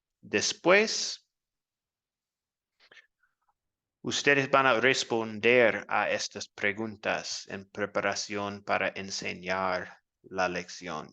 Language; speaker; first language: Spanish; non-native, fluent; English